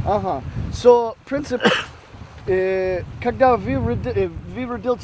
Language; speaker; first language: Russian; non-native, learner; English